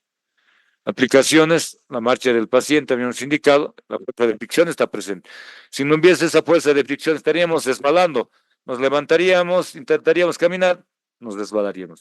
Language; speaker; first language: Spanish; native; Spanish